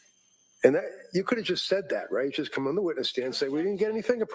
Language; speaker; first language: English; native; English